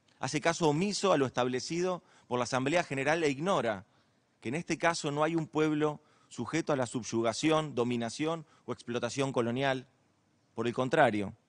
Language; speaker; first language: Spanish; native; Spanish